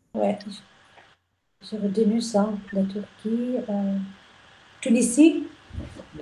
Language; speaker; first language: French; non-native, learner; Spanish